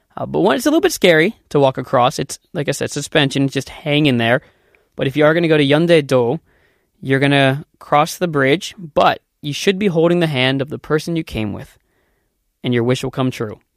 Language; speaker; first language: English; native; English